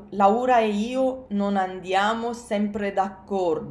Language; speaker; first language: Italian; non-native, fluent; English